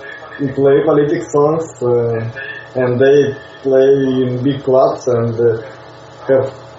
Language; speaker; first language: English; non-native, learner; Russian